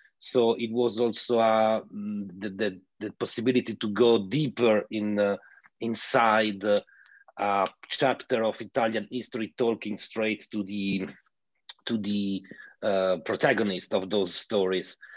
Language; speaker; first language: English; non-native, fluent; Italian